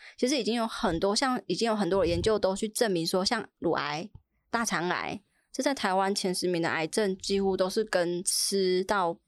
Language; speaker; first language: Chinese; native; Chinese